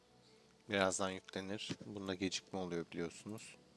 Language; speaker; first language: Turkish; native; Turkish